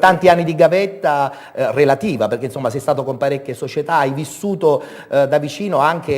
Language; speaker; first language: Italian; native; Italian